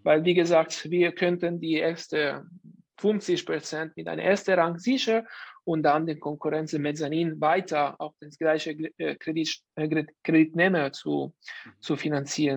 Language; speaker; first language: German; non-native, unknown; Italian